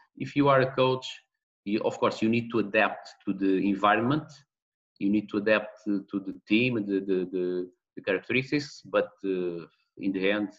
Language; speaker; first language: English; non-native, learner; Portuguese